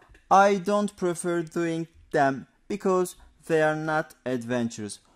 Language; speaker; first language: English; non-native, fluent; Turkish